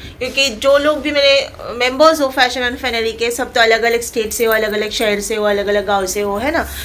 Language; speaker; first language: Hindi; non-native, local second language; Bangla